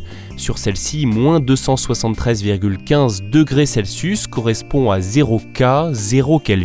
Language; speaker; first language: French; native; French